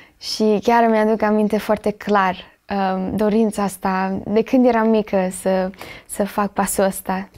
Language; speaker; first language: Romanian; early bilingual, heritage; Romanian